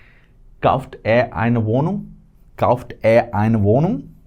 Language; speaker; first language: German; non-native, fluent; Hindi